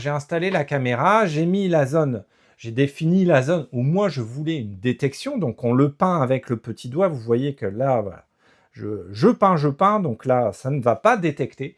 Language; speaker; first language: French; native; French